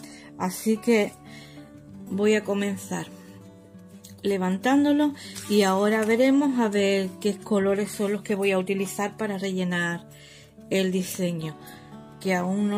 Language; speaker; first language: Spanish; native; Spanish